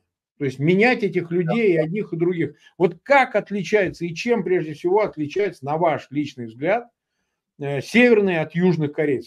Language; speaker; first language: Russian; native; Russian